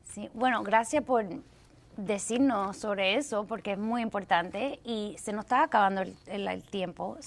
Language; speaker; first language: Spanish; early bilingual, heritage; Spanish